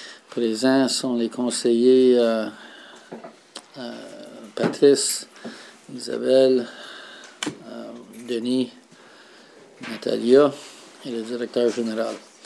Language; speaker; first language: French; native; French